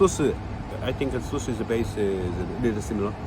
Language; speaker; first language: English; non-native, learner; Korean